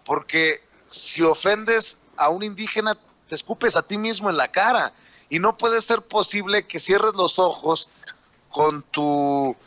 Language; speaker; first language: Spanish; native; Spanish